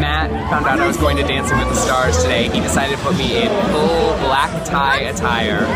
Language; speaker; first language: English; native; English